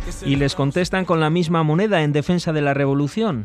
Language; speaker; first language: Spanish; native; Spanish